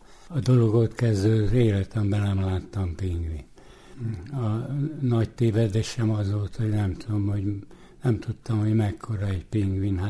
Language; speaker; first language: Hungarian; native; Hungarian